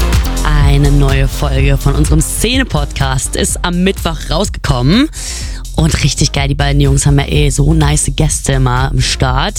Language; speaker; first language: German; native; German